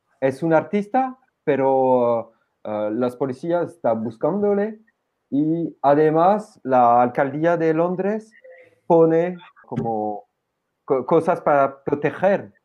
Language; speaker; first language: Spanish; non-native, fluent; French